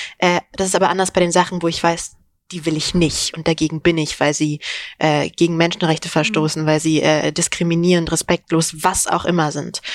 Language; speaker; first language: German; early bilingual, other home language; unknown